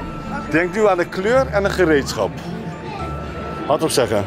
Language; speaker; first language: Dutch; native; Dutch